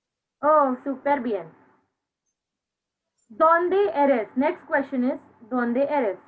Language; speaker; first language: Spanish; non-native, learner; Hindi